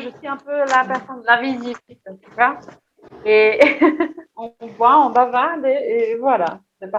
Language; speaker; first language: French; non-native, fluent; Portuguese